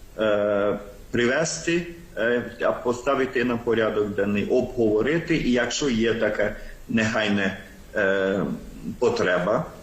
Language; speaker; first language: Ukrainian; non-native, local second language; Hungarian